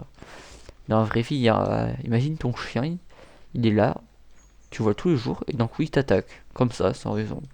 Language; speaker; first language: French; native; French